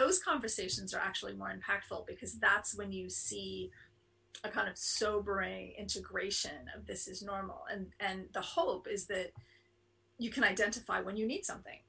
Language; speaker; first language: English; native; English